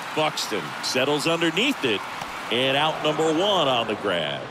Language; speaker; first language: English; native; English